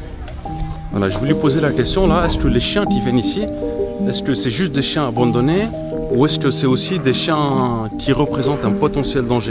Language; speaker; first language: French; native; French